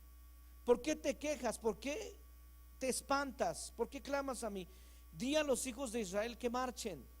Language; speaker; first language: Spanish; native; Spanish